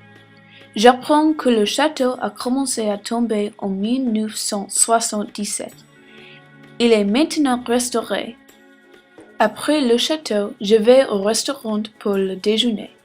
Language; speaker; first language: French; non-native, learner; English